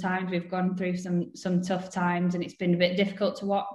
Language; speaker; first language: English; native; English